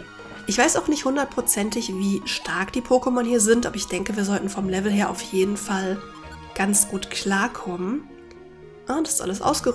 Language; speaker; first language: German; native; German